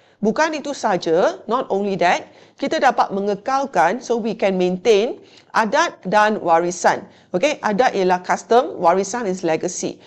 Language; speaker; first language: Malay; non-native, local second language; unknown